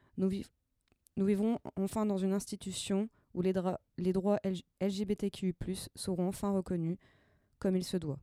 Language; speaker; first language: French; native; French